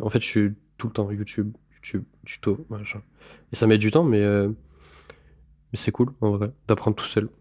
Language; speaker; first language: French; native; French